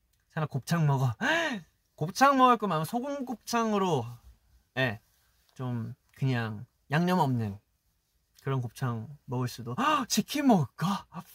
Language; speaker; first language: Korean; early bilingual, heritage; Korean